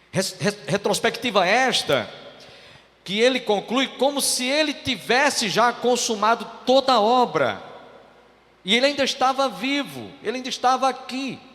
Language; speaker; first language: Portuguese; native; Portuguese